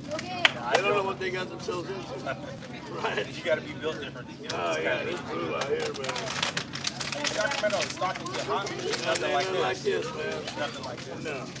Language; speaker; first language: English; native; English